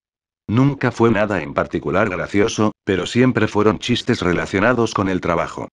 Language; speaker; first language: Spanish; native; Spanish